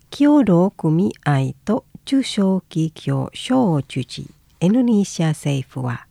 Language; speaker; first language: Japanese; non-native, fluent; Indonesian